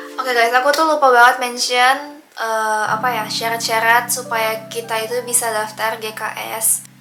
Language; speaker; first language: Indonesian; native; Indonesian